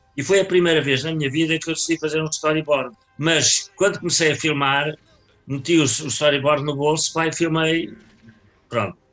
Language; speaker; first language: Portuguese; native; Portuguese